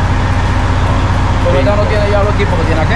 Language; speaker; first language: Spanish; native; Spanish